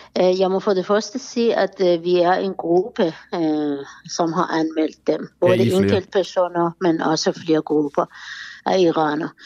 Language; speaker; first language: Danish; non-native, fluent; Persian